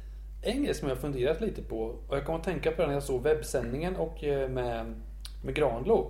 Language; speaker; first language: Swedish; native; Swedish